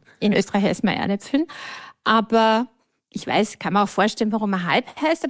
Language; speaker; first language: German; native; German